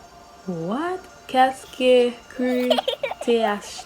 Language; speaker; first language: French; non-native, learner; English